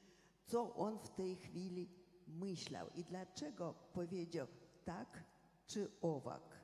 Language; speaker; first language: Polish; non-native, fluent; Russian